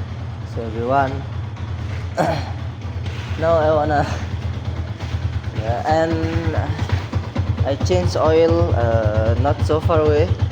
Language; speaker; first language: English; non-native, learner; Indonesian